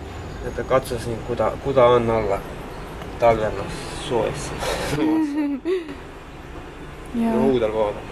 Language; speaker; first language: Finnish; non-native, learner; Estonian